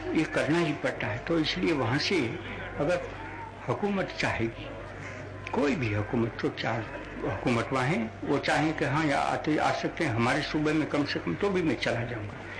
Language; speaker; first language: Hindi; non-native, local second language; Gujarati